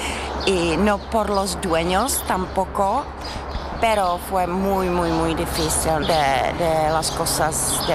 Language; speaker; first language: Spanish; non-native, fluent; Czech